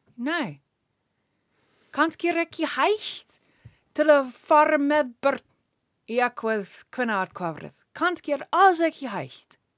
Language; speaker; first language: Icelandic; non-native, learner; English